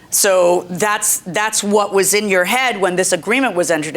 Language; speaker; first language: English; native; English